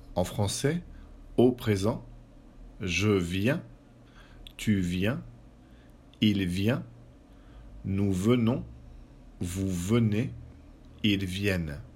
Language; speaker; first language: French; non-native, fluent; Spanish